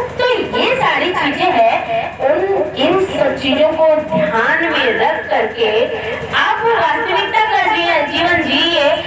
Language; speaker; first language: Hindi; native; Hindi